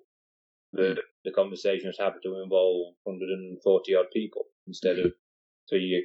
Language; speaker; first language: English; native; English